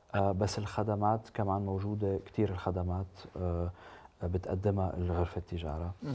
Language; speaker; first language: Arabic; early bilingual, heritage; German